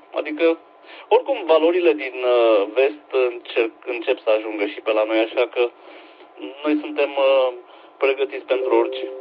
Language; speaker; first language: Romanian; native; Romanian